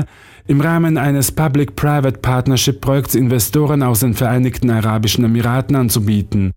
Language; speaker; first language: German; non-native, fluent; Slovak